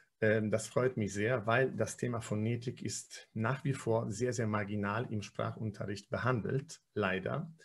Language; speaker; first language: German; non-native, fluent; Polish